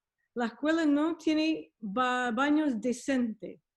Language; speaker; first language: Spanish; non-native, fluent; English